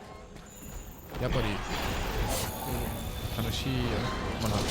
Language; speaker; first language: Japanese; non-native, learner; German